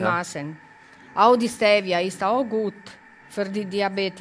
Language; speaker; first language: German; non-native, learner; Italian